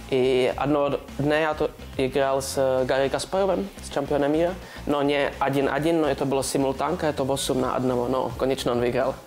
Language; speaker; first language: Russian; non-native, learner; Czech